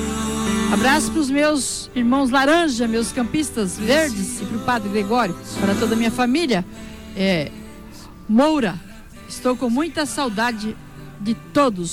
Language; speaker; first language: Portuguese; native; Portuguese